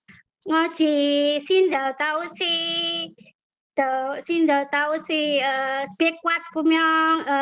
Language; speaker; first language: Cantonese; non-native, learner; Indonesian